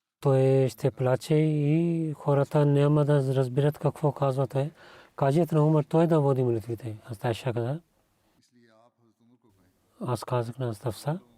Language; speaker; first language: Bulgarian; non-native, learner; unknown